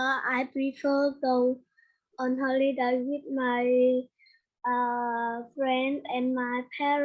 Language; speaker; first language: English; non-native, learner; Vietnamese